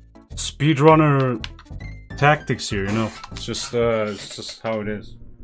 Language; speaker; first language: English; non-native, fluent; Swiss German